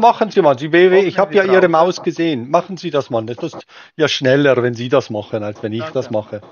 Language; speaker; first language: German; native; German